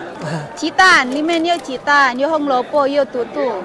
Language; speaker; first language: Chinese; non-native, learner; Indonesian